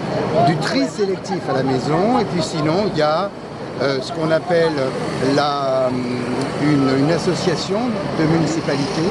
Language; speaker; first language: French; native; French